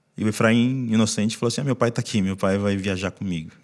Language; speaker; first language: Portuguese; native; Portuguese